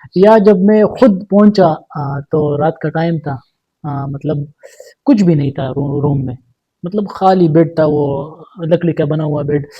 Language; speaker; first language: Urdu; non-native, local second language; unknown